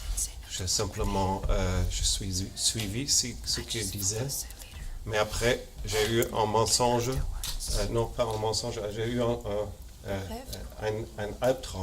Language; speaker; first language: French; non-native, fluent; German